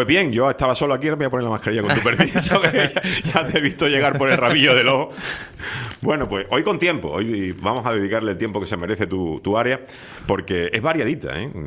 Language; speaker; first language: Spanish; native; Spanish